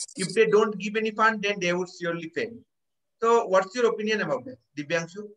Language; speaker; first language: English; non-native, local second language; Bangla